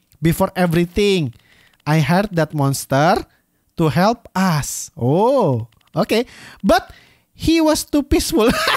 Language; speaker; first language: English; non-native, learner; Indonesian